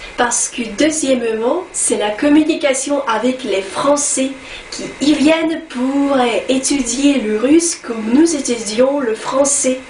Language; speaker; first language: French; non-native, learner; Russian